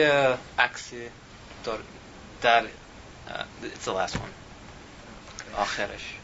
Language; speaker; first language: Persian; non-native, learner; English